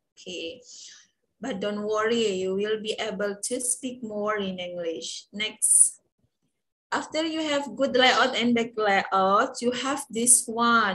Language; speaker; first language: English; non-native, fluent; Indonesian